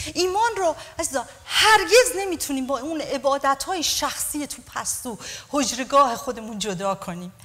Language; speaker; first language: Persian; native; Persian